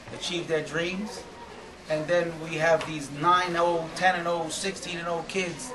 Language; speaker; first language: English; native; English